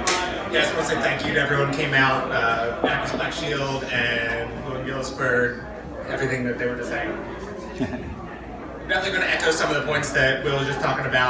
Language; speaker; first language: English; native; English